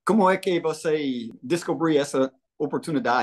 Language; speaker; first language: Portuguese; non-native, fluent; English